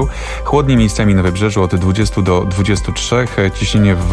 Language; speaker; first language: Polish; native; Polish